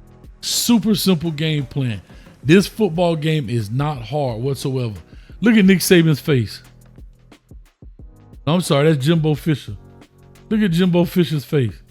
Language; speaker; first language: English; native; English